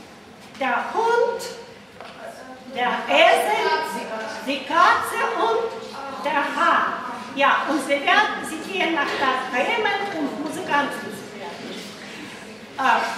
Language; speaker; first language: German; non-native, fluent; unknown